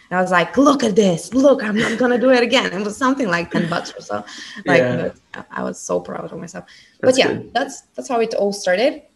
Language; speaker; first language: English; non-native, fluent; Bulgarian